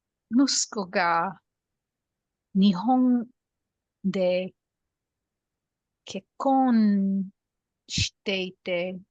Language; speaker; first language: Japanese; non-native, learner; English